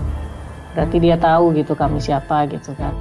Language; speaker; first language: Indonesian; native; Indonesian